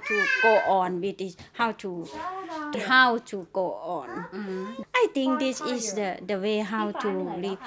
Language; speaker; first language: English; non-native, learner; Thai